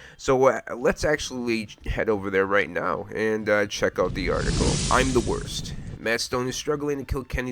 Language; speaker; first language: English; native; English